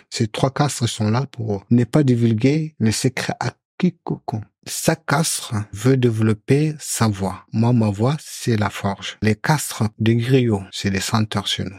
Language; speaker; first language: French; non-native, local second language; Soninke